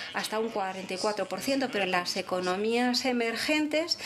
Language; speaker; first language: Spanish; non-native, fluent; English